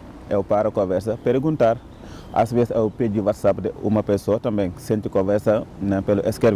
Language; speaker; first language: Portuguese; non-native, learner; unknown